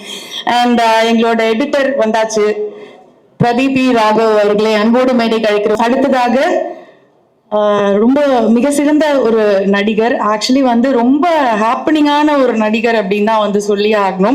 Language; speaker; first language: Tamil; native; Tamil